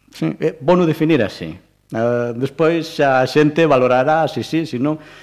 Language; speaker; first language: Galician; native; Galician